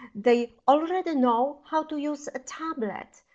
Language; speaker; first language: English; non-native, fluent; Polish